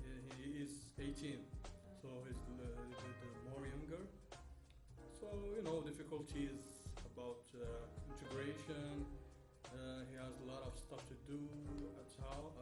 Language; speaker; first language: English; non-native, fluent; Arabic